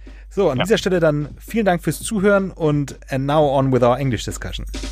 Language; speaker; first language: German; native; German